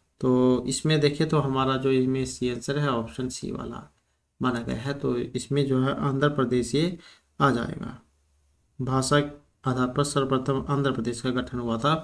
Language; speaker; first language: Hindi; native; Hindi